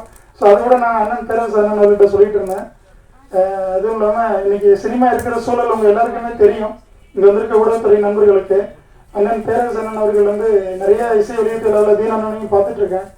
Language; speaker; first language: Tamil; native; Tamil